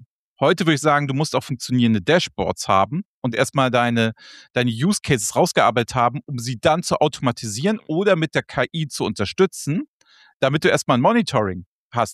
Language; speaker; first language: German; native; German